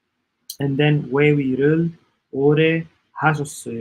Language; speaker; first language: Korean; non-native, learner; Italian